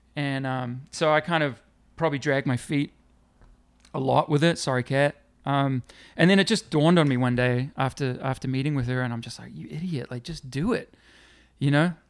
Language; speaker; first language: English; native; English